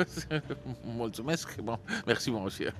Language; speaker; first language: French; non-native, fluent; Romanian